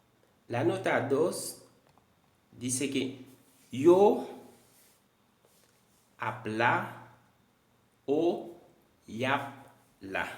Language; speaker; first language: Spanish; non-native, fluent; Haitian Creole